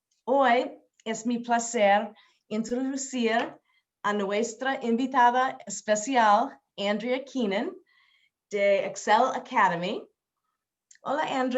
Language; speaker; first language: Spanish; non-native, fluent; English